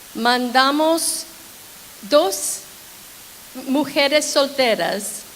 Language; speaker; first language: Spanish; non-native, fluent; English